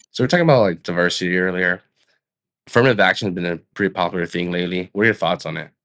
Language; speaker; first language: English; native; English